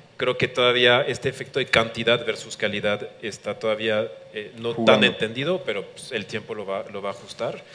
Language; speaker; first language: Spanish; non-native, fluent; French